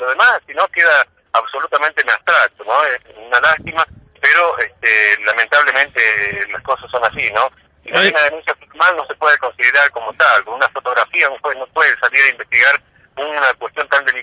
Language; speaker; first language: Spanish; native; Spanish